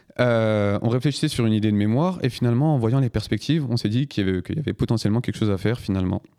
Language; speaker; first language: French; early bilingual, other home language; Turkish